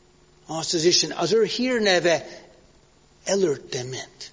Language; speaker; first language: Hungarian; non-native, learner; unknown